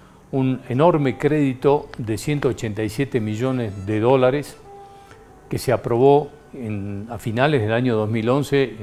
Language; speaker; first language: Spanish; native; Spanish